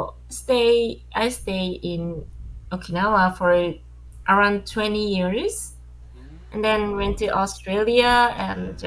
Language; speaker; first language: English; non-native, learner; Japanese